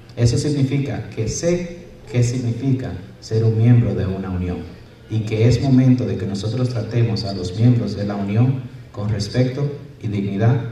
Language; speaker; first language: Spanish; early bilingual, other home language; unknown